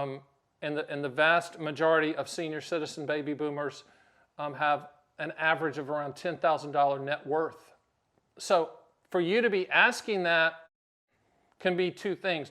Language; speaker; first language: English; native; English